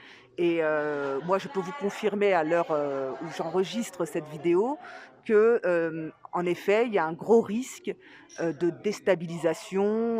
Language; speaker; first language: French; native; French